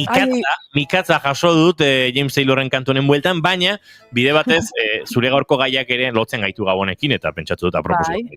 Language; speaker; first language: Basque; native; Basque